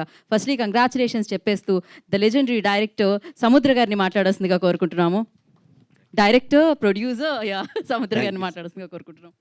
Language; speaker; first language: Telugu; native; Telugu